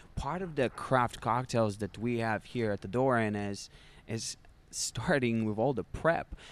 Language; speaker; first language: English; non-native, fluent; Russian